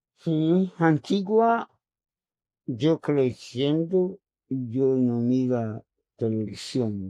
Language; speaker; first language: Spanish; non-native, local second language; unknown